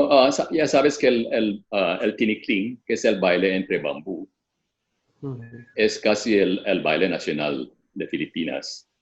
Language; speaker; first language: Spanish; non-native, fluent; Filipino